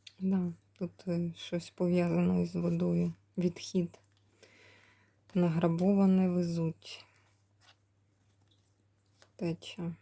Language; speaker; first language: Ukrainian; native; Ukrainian